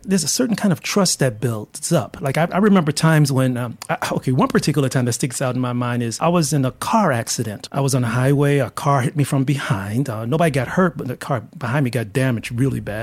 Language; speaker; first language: English; native; English